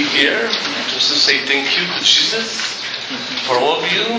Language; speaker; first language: English; non-native, fluent; Polish